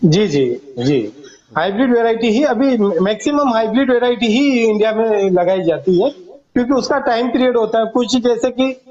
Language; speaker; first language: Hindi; non-native, local second language; Gujarati